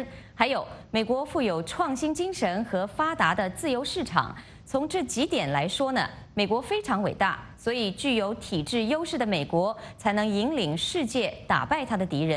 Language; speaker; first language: Chinese; native; Chinese